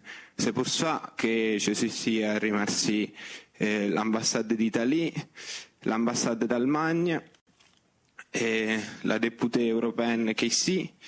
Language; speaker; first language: French; non-native, fluent; Italian